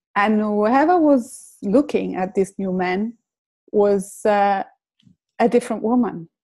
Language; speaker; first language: English; non-native, fluent; Italian